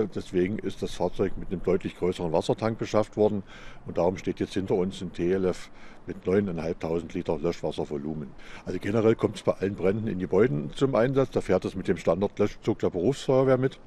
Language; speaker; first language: German; native; German